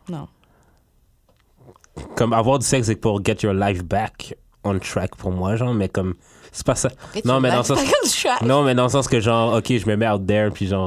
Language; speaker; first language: French; native; French